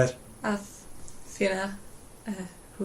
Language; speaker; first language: Icelandic; non-native, learner; English